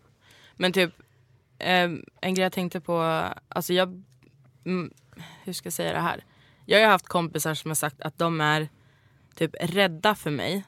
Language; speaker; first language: Swedish; native; Swedish